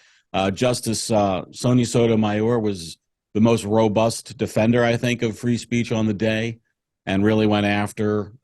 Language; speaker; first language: English; native; English